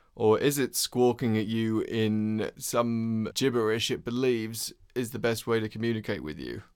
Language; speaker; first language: English; native; English